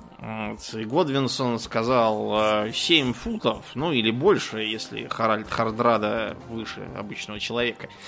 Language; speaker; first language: Russian; native; Russian